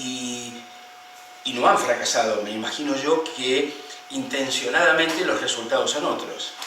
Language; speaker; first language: Spanish; native; Spanish